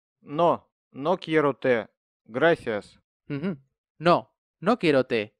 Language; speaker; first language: Spanish; non-native, fluent; Russian